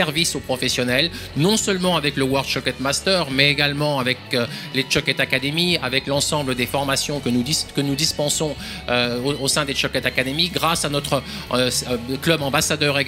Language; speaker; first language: French; native; French